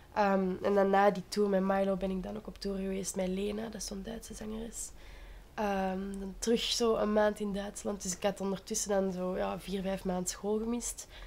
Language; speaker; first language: Dutch; native; Dutch